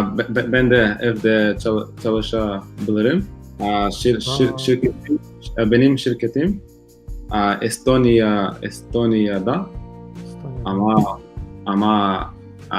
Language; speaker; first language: Turkish; non-native, learner; Portuguese